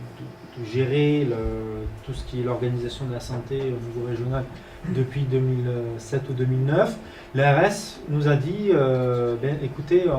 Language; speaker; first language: French; native; French